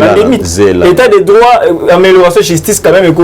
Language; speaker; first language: French; non-native, local second language; Lingala